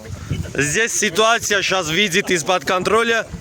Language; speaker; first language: Russian; non-native, fluent; Armenian